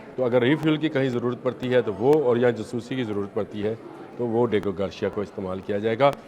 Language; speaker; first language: Urdu; native; Urdu